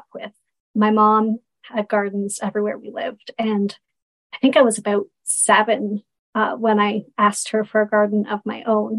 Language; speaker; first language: English; native; English